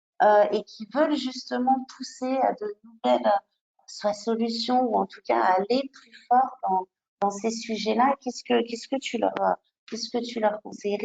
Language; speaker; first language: French; native; French